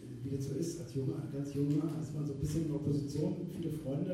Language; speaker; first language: German; native; German